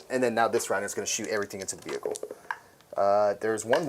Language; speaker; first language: English; native; English